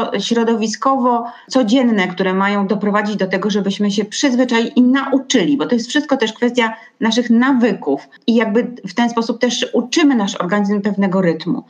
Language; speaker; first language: Polish; native; Polish